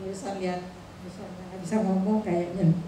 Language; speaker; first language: Indonesian; native; Indonesian